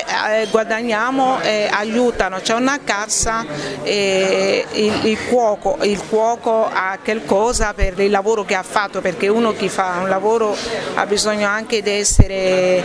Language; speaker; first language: Italian; non-native, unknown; French